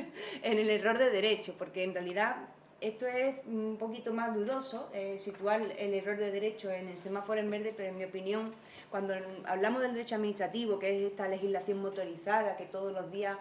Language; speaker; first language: Spanish; native; Spanish